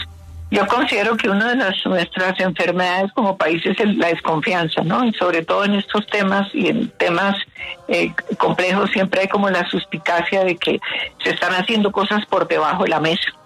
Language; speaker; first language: Spanish; native; Spanish